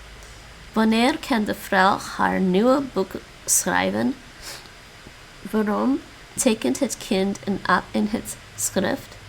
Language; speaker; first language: Dutch; non-native, learner; English